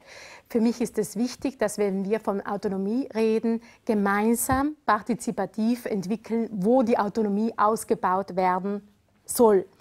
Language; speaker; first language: German; native; German